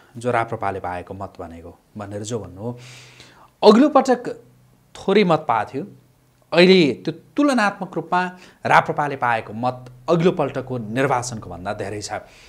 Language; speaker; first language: Nepali; native; Nepali